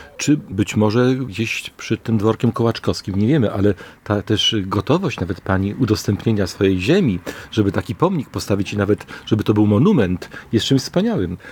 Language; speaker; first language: Polish; native; Polish